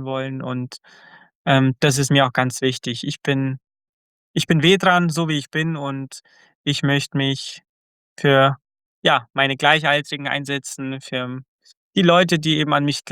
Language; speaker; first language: German; early bilingual, other home language; Croatian